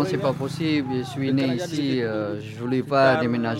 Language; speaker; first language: French; non-native, fluent; Indonesian